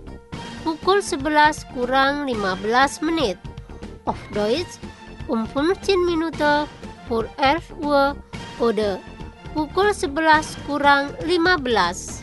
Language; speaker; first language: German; non-native, learner; Indonesian